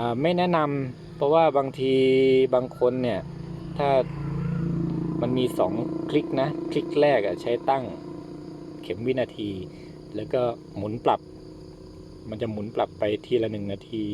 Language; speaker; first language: Thai; native; Thai